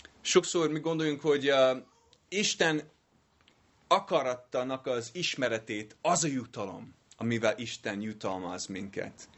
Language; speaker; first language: Hungarian; non-native, learner; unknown